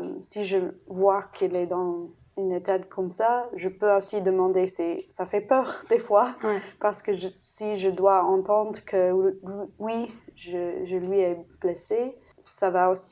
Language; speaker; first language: French; non-native, fluent; English